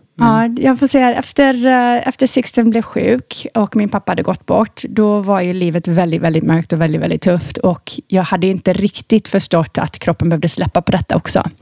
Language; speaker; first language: Swedish; early bilingual, heritage; Swedish